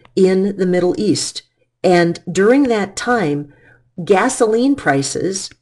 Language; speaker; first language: English; native; English